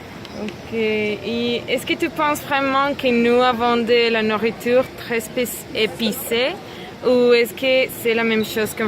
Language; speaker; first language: French; non-native, learner; Spanish